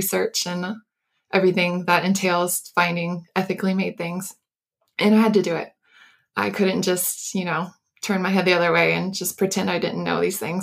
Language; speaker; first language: English; native; English